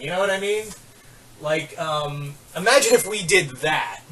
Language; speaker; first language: English; native; English